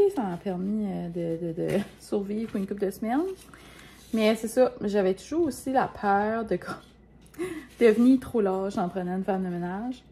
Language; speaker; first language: French; native; French